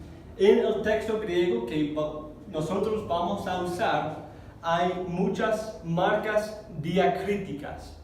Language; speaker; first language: Spanish; non-native, fluent; English